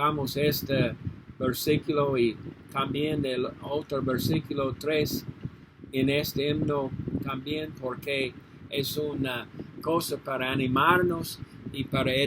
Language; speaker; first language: Spanish; non-native, learner; English